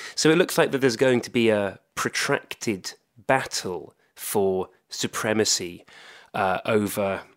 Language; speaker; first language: English; native; English